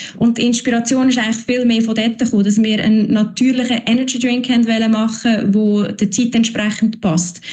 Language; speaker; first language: German; native; German